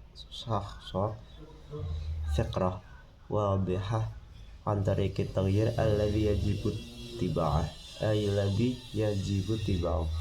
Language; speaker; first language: Arabic; non-native, learner; Indonesian